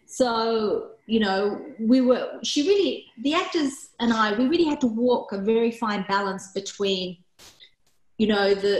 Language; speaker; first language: English; early bilingual, other home language; Korean